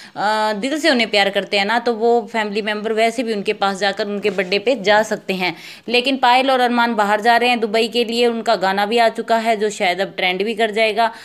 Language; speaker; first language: Hindi; native; Hindi